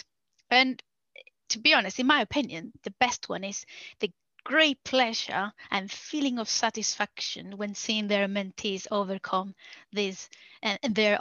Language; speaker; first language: English; non-native, fluent; Spanish